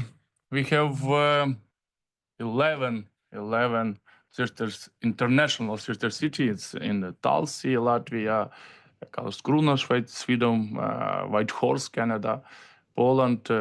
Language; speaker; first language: English; non-native, learner; Ukrainian